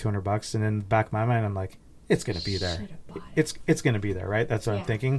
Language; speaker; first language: English; native; English